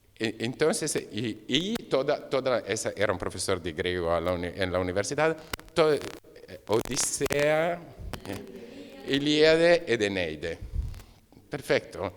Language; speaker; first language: Spanish; non-native, fluent; Italian